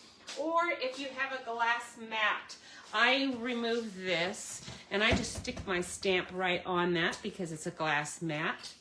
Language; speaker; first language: English; native; English